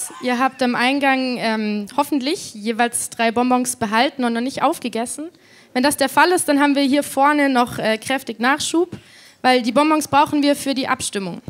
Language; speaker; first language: German; native; German